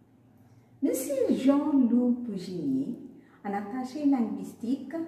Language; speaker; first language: French; non-native, fluent; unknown